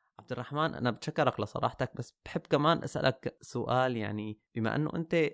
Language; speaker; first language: Arabic; native; Arabic